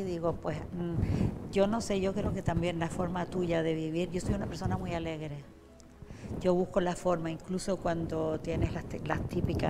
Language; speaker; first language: Spanish; native; Spanish